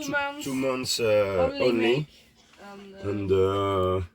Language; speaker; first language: English; non-native, learner; French